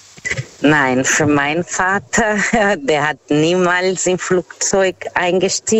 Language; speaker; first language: German; non-native, fluent; Portuguese